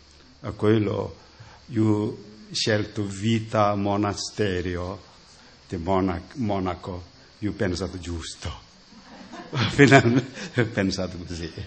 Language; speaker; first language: Italian; non-native, learner; Tibetan